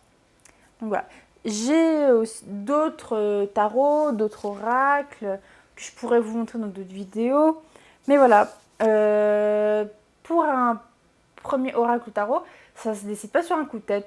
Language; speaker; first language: French; native; French